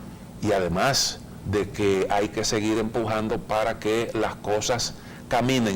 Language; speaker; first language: Spanish; native; Spanish